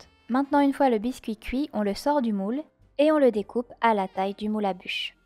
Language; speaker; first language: French; native; French